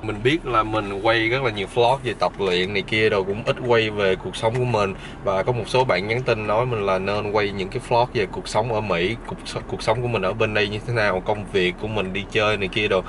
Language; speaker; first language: Vietnamese; early bilingual, other home language; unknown